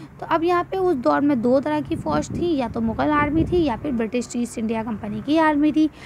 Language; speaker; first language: Hindi; native; Hindi